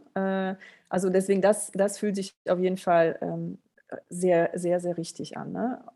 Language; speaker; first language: German; early bilingual, other home language; Polish